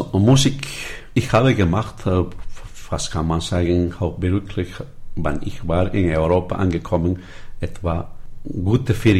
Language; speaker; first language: German; non-native, learner; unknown